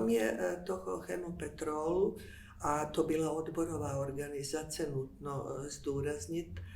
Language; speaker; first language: Czech; non-native, fluent; Bosnian